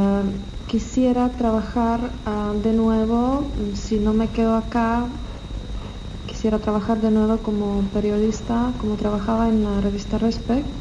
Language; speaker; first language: Spanish; non-native, fluent; Czech